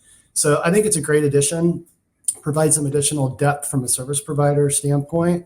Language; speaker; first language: English; native; English